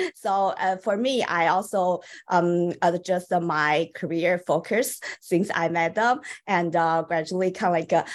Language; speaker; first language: English; non-native, fluent; Chinese